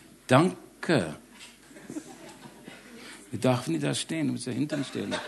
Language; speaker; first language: German; non-native, learner; English